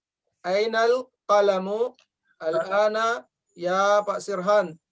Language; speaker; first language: Arabic; non-native, fluent; Filipino